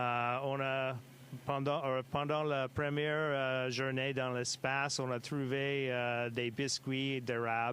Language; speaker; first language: French; non-native, fluent; English